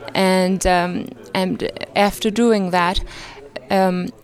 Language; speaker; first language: English; non-native, fluent; Arabic